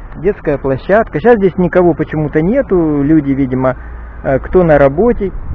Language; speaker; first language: Russian; native; Russian